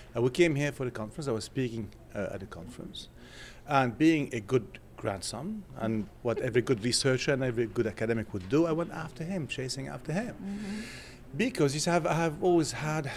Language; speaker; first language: English; non-native, fluent; Arabic